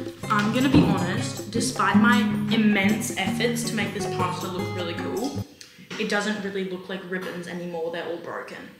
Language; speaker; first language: English; native; English